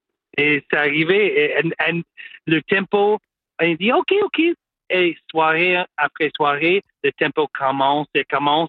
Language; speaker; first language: French; non-native, local second language; English